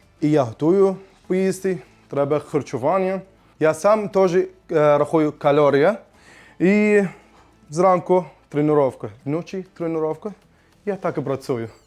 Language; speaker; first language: Ukrainian; non-native, learner; Arabic